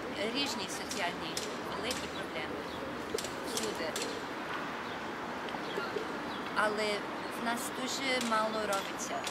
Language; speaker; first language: Ukrainian; early bilingual, heritage; Ukrainian